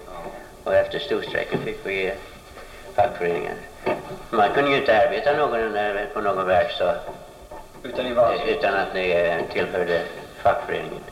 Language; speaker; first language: Swedish; early bilingual, heritage; Swedish